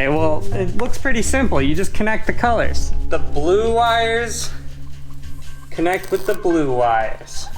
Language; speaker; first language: English; native; English